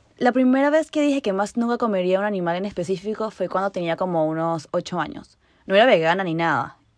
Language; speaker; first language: Spanish; native; Spanish